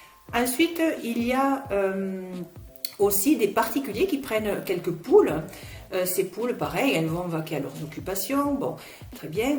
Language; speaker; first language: French; native; French